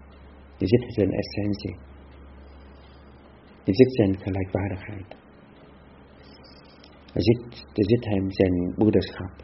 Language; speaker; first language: Dutch; non-native, fluent; Vietnamese